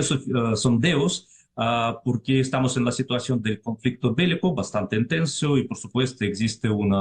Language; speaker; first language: Spanish; non-native, fluent; Russian